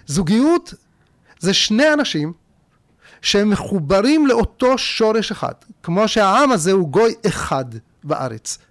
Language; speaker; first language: Hebrew; early bilingual, other home language; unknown